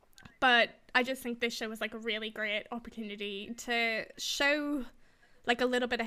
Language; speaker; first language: English; native; English